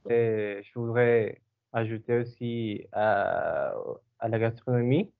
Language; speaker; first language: French; non-native, learner; Spanish